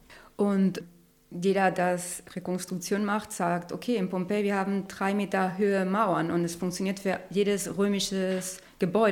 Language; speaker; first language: German; non-native, learner; Spanish